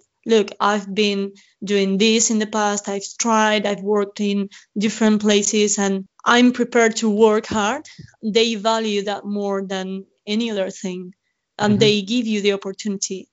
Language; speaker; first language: English; non-native, fluent; Spanish